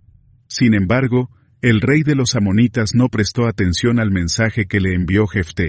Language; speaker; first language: Spanish; native; Spanish